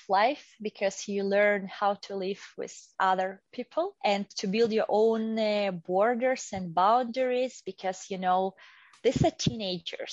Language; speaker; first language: English; non-native, fluent; Russian